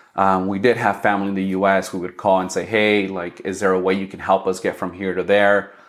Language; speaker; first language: English; early bilingual, other home language; Spanish